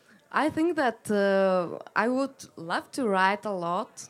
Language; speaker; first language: English; non-native, fluent; Lithuanian